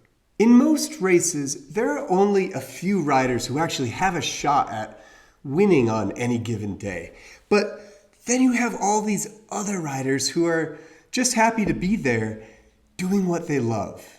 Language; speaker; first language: English; native; English